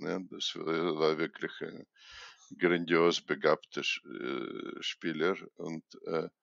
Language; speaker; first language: German; non-native, fluent; Russian